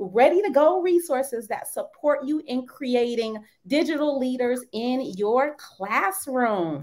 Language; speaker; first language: English; native; English